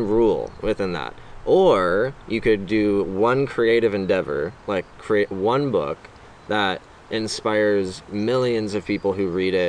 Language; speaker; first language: English; native; English